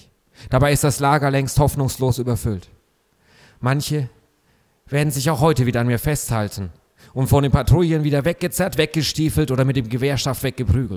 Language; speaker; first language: German; native; German